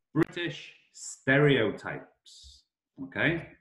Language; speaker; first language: English; native; English